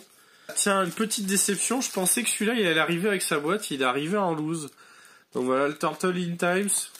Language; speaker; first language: French; native; French